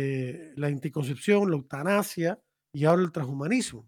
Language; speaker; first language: Spanish; native; Spanish